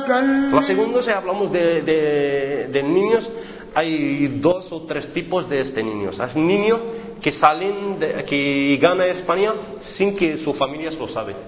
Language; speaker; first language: Spanish; non-native, fluent; Arabic